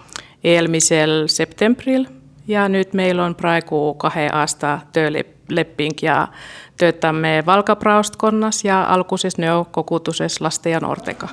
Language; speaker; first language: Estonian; non-native, learner; Finnish